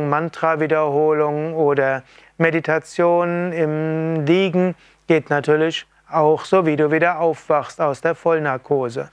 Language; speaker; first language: German; non-native, fluent; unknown